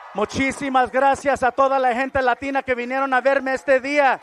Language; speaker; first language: Spanish; early bilingual, heritage; Spanish